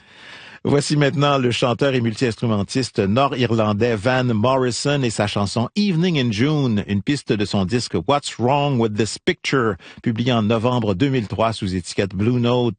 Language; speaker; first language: French; native; French